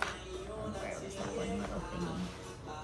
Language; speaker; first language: English; native; English